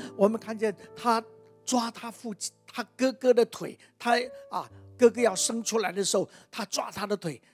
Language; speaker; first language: Chinese; native; Chinese